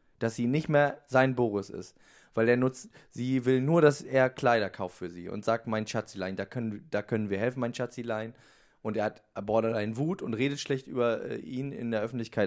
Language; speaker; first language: German; native; German